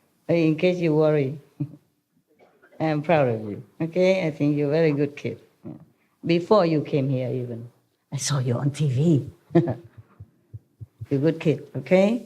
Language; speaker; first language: English; non-native, fluent; Vietnamese